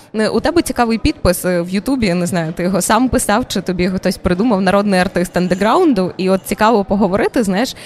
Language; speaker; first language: Ukrainian; native; Ukrainian